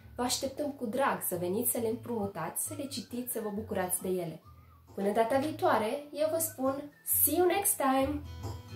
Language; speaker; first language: Romanian; native; Romanian